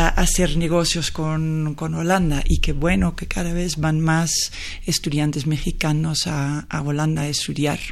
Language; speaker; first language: Spanish; non-native, fluent; Dutch